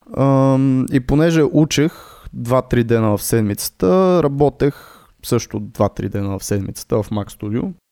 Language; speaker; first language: Bulgarian; native; Bulgarian